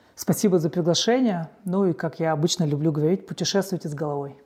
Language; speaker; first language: Russian; native; Russian